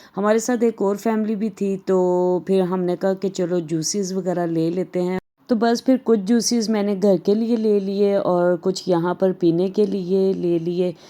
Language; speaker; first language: Urdu; native; Urdu